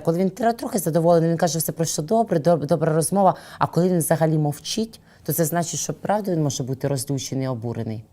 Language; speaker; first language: Ukrainian; native; Ukrainian